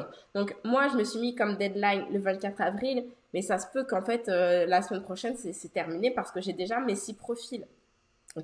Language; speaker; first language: French; native; French